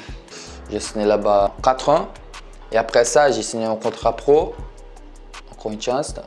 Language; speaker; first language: French; non-native, learner; Portuguese